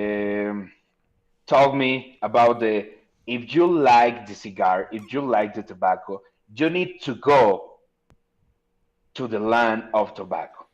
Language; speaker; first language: English; non-native, learner; Spanish